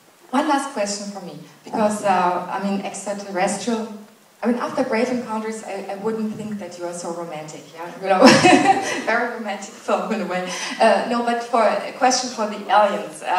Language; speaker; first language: English; non-native, fluent; German